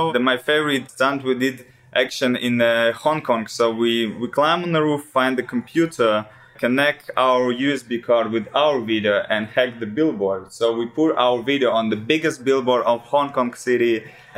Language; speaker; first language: English; non-native, learner; Russian